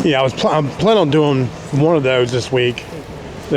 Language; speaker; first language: English; native; English